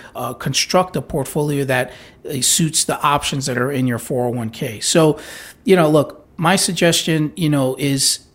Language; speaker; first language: English; native; English